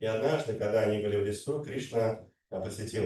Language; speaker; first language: Russian; native; Russian